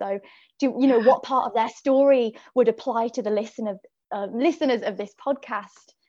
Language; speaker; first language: English; native; English